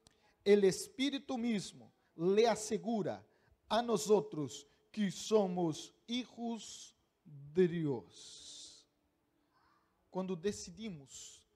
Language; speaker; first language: Spanish; non-native, fluent; Portuguese